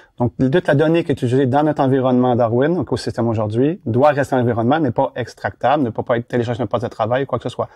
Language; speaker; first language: French; native; French